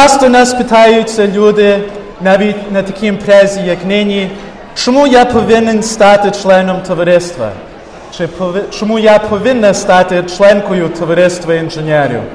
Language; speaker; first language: Ukrainian; early bilingual, heritage; Ukrainian